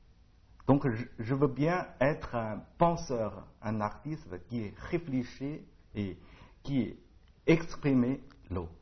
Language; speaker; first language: French; non-native, learner; Chinese